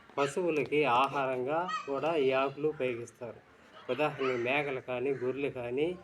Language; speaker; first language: Telugu; native; Telugu